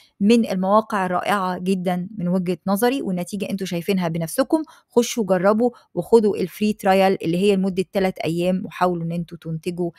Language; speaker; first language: Arabic; native; Arabic